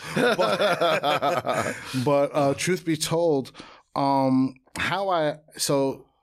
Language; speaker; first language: English; native; English